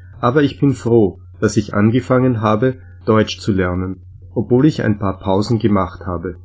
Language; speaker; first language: German; non-native, learner; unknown